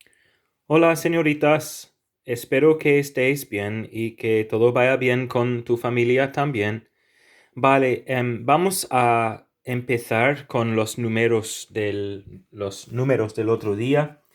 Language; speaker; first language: Spanish; non-native, fluent; English